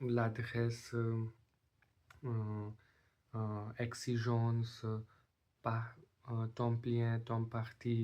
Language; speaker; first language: French; non-native, learner; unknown